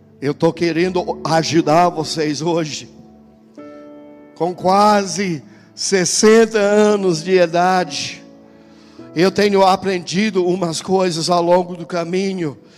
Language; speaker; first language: Portuguese; non-native, fluent; English